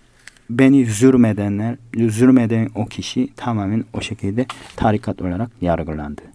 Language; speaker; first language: Turkish; non-native, fluent; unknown